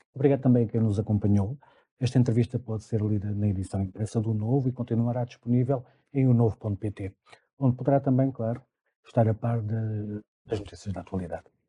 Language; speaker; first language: Portuguese; native; Portuguese